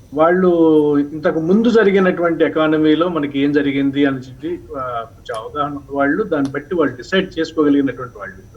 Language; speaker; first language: Telugu; native; Telugu